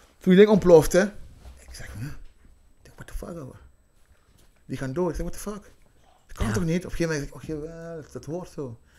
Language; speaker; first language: Dutch; early bilingual, other home language; Papiamento